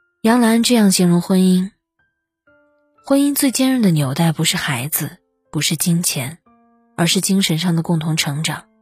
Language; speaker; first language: Chinese; native; Chinese